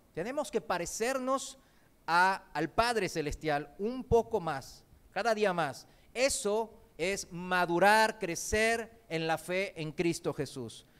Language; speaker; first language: Spanish; early bilingual, other home language; Korean